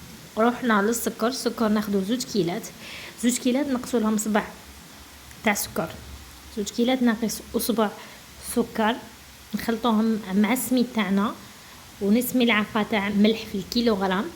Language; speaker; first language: Arabic; native; Arabic